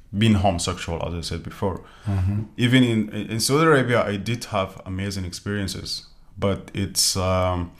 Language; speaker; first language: English; non-native, fluent; Arabic